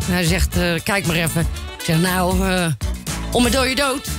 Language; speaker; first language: Dutch; native; Dutch